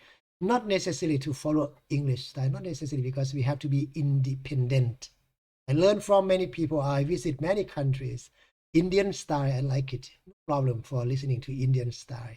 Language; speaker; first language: English; non-native, fluent; Thai